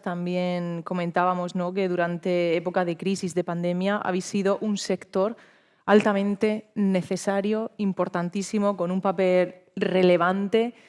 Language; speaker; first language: Spanish; native; Spanish